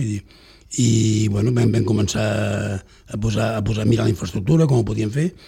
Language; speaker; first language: Catalan; native; Catalan